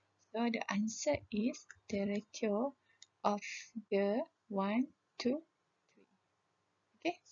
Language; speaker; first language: English; non-native, local second language; Malay